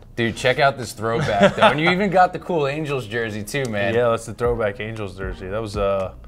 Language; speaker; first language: English; native; English